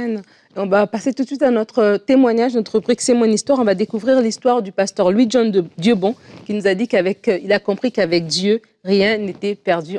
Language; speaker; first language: French; native; French